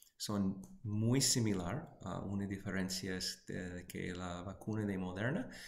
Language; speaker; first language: Spanish; non-native, fluent; English